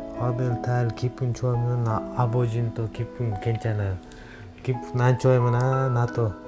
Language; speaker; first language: Korean; non-native, learner; Kyrgyz